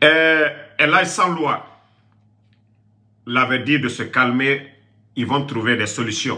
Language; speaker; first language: French; non-native, local second language; Susu